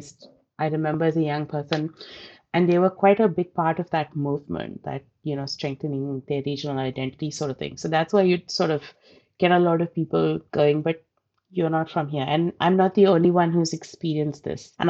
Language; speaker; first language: English; non-native, local second language; Telugu